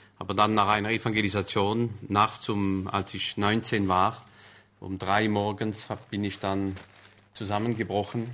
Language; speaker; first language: German; non-native, local second language; French